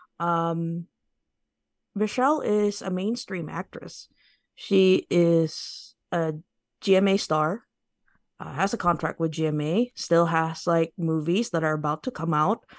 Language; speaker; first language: English; native; English